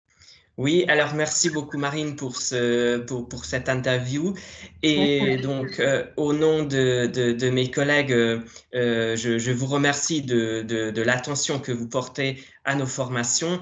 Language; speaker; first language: French; non-native, fluent; Hungarian